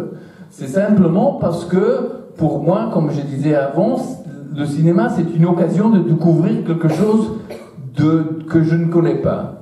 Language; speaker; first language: French; non-native, fluent; Italian